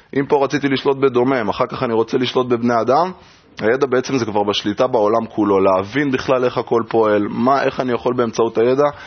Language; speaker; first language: Hebrew; native; Hebrew